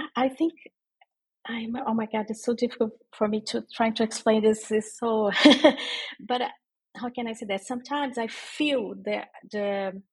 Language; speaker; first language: English; non-native, fluent; Portuguese